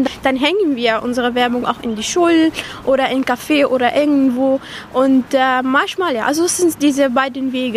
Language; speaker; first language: German; non-native, fluent; Arabic